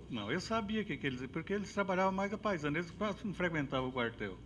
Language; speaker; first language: Portuguese; native; Portuguese